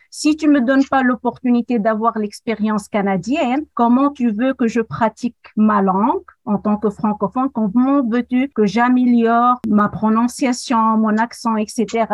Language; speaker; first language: French; non-native, local second language; Arabic